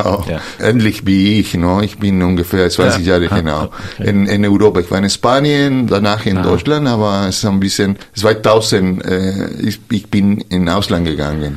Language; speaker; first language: German; non-native, fluent; Spanish